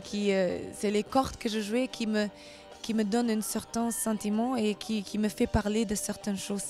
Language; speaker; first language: French; non-native, learner; German